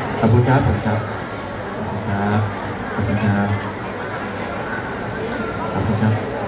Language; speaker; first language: Thai; native; Thai